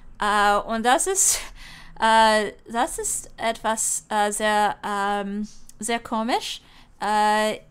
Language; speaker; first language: German; non-native, learner; English